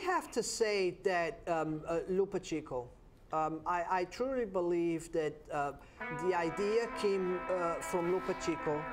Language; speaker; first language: English; non-native, fluent; Portuguese